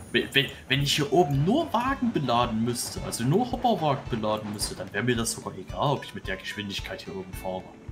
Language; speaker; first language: German; native; German